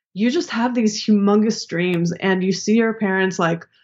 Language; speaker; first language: English; early bilingual, other home language; Hebrew